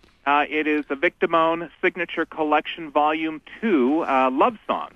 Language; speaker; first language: English; native; English